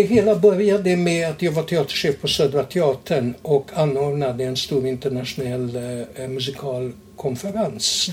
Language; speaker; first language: Swedish; non-native, fluent; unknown